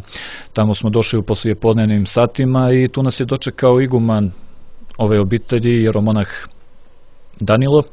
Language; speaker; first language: Croatian; native; Croatian